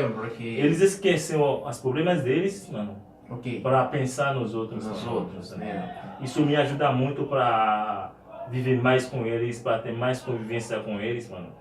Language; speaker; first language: Portuguese; non-native, fluent; Haitian Creole